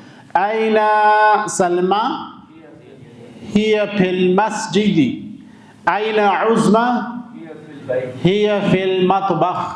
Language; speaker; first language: Arabic; non-native, local second language; Urdu